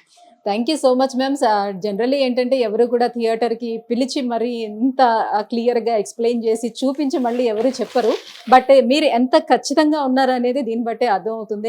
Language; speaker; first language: Telugu; native; Telugu